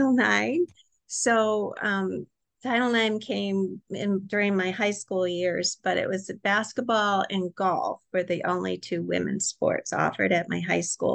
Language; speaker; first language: English; native; English